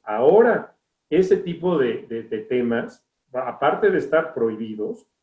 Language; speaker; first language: Spanish; native; Spanish